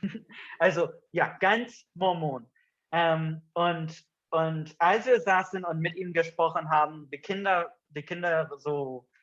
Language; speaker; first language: German; non-native, fluent; English